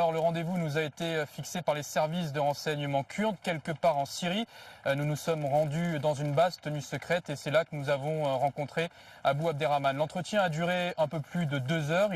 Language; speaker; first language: French; native; French